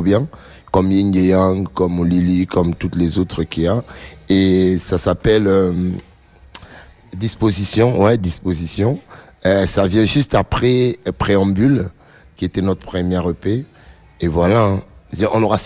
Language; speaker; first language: French; non-native, local second language; Lingala